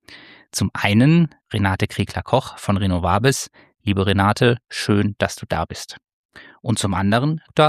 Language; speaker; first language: German; native; German